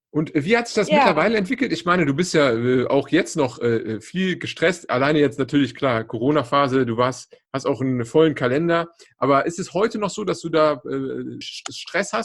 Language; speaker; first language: German; native; German